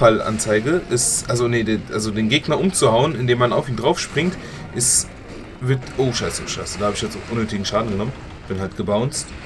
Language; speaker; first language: German; native; German